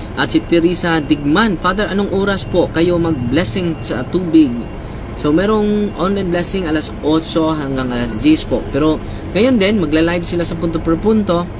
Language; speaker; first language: Filipino; non-native, local second language; Cebuano